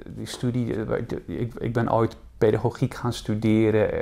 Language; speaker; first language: Dutch; native; Dutch